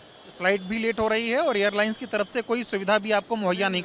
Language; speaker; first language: Hindi; native; Hindi